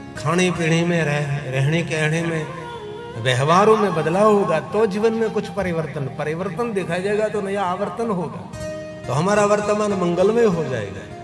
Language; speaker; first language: Hindi; non-native, local second language; Gujarati